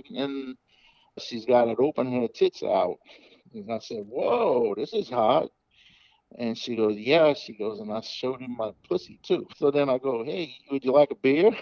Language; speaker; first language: English; native; English